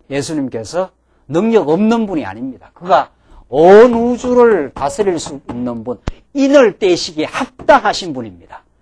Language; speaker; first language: Korean; native; Korean